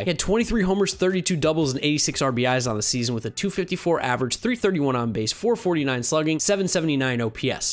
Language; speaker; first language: English; native; English